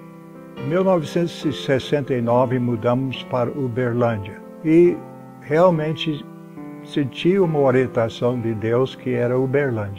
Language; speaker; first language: Portuguese; non-native, fluent; English